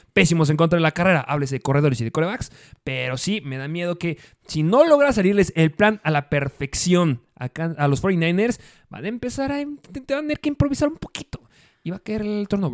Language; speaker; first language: Spanish; native; Spanish